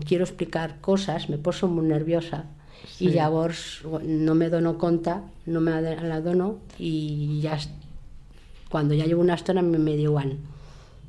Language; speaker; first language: Catalan; non-native, local second language; Spanish